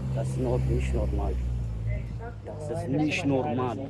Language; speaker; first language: German; non-native, learner; Amharic